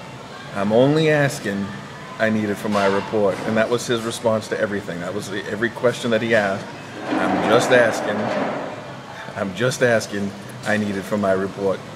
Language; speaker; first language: English; native; English